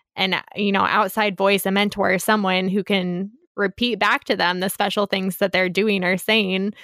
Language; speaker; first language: English; native; English